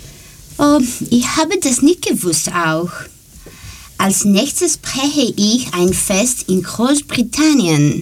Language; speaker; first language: German; non-native, learner; Greek